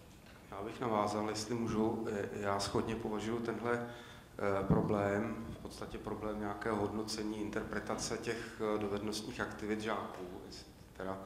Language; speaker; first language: Czech; native; Czech